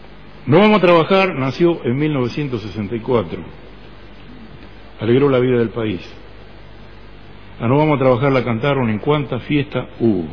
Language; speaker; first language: Spanish; native; Spanish